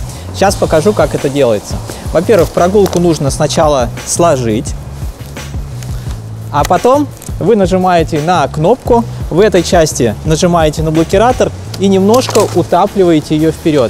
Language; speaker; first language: Russian; native; Russian